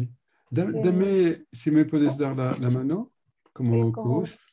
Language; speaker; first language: Spanish; non-native, learner; French